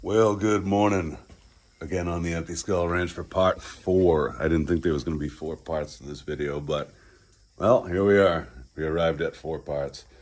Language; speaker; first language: English; native; English